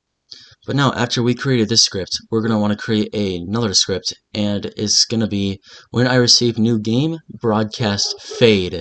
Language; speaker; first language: English; native; English